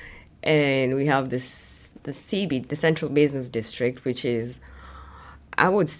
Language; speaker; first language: English; non-native, local second language; Kamba